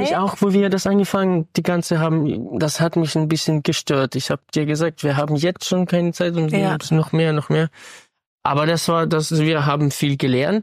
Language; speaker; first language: German; non-native, fluent; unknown